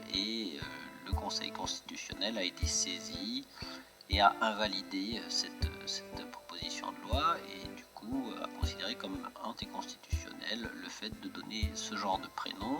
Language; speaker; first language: French; native; French